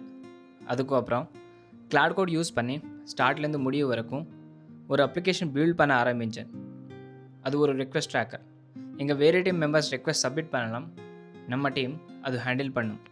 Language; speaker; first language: Tamil; non-native, learner; Telugu